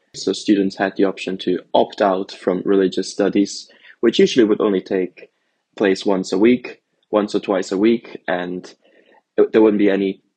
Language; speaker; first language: English; early bilingual, other home language; Italian